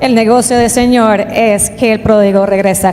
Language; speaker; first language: Spanish; native; Spanish